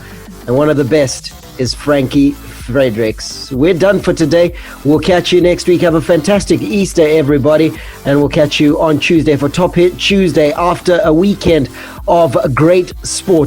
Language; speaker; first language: English; native; English